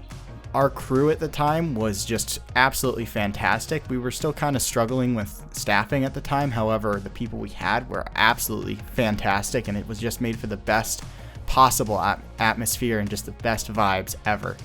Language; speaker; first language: English; native; English